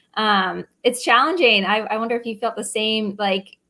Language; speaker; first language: English; native; English